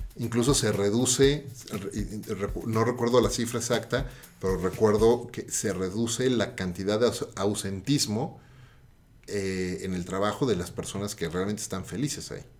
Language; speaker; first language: Spanish; native; Spanish